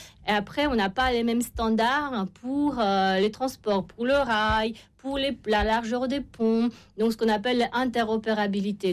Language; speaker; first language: French; non-native, fluent; Romanian